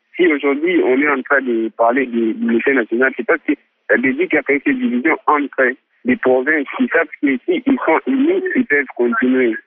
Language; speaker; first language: French; non-native, local second language; Swahili